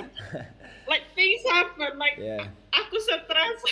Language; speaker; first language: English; non-native, fluent; Indonesian